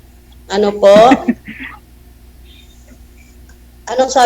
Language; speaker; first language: Filipino; non-native, local second language; Cebuano